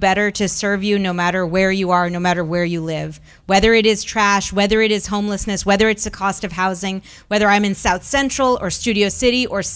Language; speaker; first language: English; early bilingual, other home language; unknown